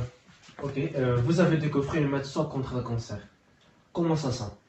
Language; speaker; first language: French; non-native, learner; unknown